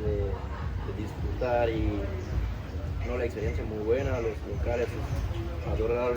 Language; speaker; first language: Spanish; non-native, fluent; French